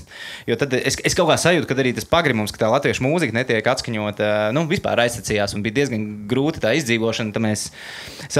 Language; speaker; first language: Latvian; native; Latvian